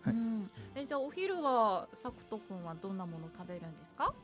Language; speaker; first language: Japanese; native; Japanese